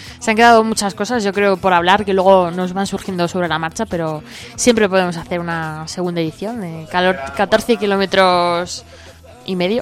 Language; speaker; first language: Spanish; native; Spanish